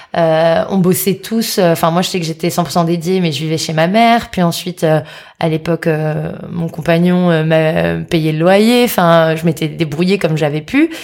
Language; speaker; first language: French; native; French